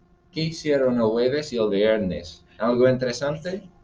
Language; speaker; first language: Spanish; non-native, fluent; English